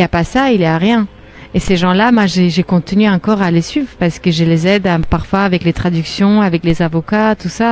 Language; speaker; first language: French; non-native, fluent; Armenian